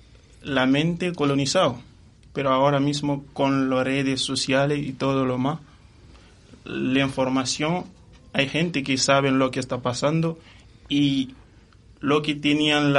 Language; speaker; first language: Spanish; non-native, fluent; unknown